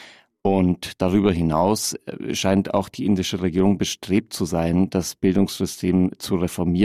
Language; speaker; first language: German; native; German